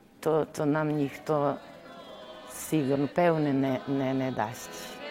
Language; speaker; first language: Ukrainian; early bilingual, heritage; Ukrainian